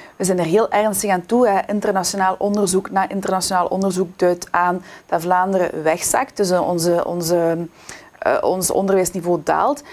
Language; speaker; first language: Dutch; native; Dutch